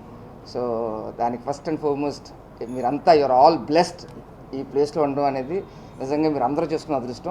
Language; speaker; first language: Telugu; native; Telugu